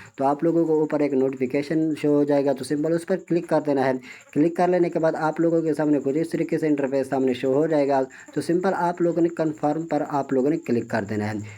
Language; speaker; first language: Urdu; non-native, local second language; Punjabi